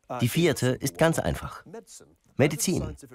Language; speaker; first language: German; non-native, fluent; English